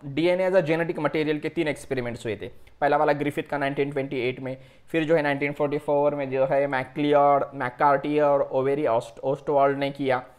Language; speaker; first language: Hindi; non-native, local second language; Marathi